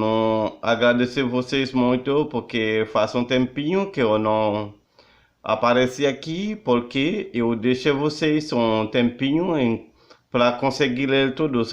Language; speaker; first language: Portuguese; non-native, learner; Haitian Creole